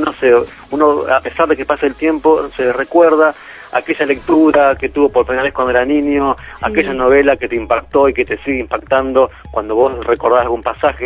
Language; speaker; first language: Spanish; native; Spanish